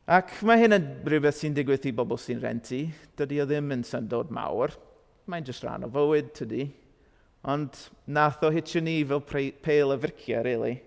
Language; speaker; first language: Welsh; non-native, fluent; English